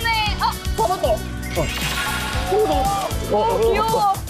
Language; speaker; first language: Korean; non-native, learner; Chinese